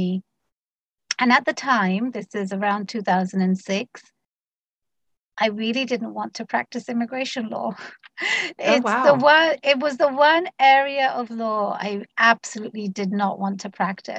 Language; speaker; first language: English; native; English